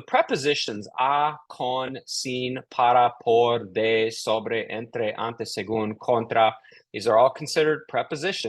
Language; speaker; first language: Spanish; non-native, fluent; English